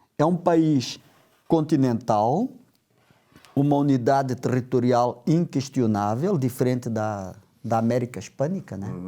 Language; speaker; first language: Portuguese; native; Portuguese